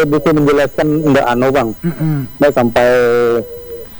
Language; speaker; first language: Indonesian; non-native, local second language; Banjar